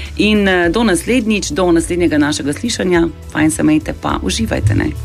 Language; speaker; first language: Slovenian; native; Slovenian